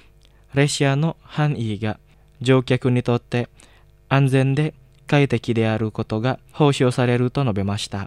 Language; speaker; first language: Japanese; non-native, fluent; Indonesian